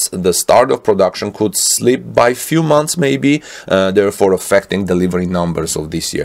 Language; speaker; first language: English; non-native, fluent; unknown